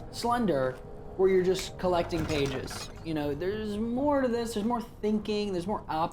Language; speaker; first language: English; native; English